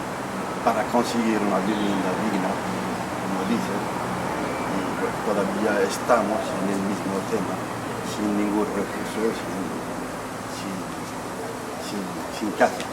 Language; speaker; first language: Spanish; non-native, fluent; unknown